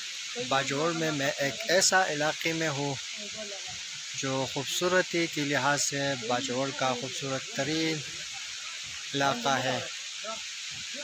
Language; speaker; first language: Hindi; non-native, local second language; Pashto